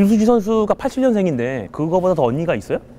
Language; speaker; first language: Korean; native; Korean